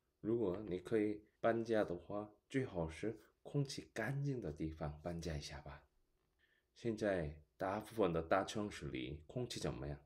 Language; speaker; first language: Chinese; non-native, fluent; Korean